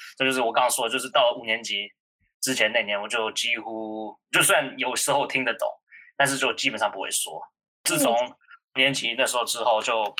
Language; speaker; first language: Chinese; early bilingual, heritage; Chinese